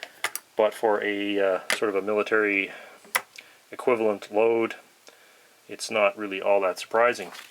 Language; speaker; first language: English; native; English